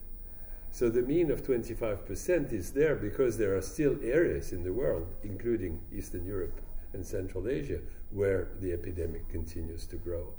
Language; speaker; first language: English; non-native, fluent; French